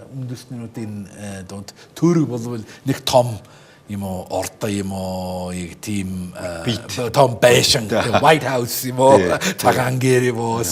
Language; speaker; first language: Mongolian; non-native, fluent; English